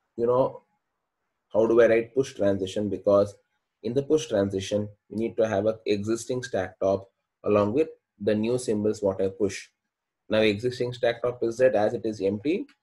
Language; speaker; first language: English; non-native, local second language; Kannada